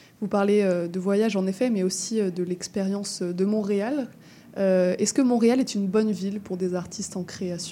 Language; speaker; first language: French; native; French